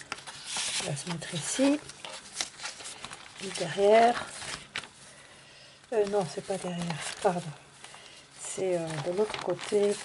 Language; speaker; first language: French; native; French